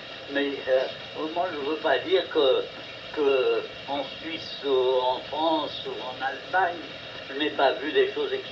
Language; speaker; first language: French; non-native, fluent; Portuguese